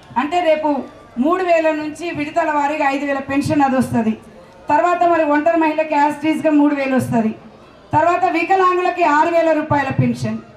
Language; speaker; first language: Telugu; native; Telugu